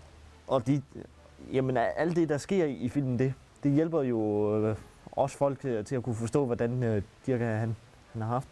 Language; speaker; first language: Danish; native; Danish